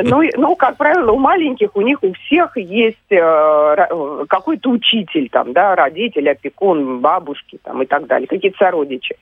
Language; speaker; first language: Russian; native; Russian